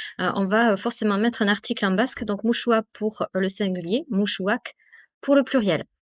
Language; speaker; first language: French; native; French